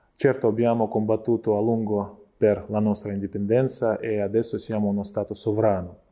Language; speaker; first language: Italian; non-native, fluent; Abkhazian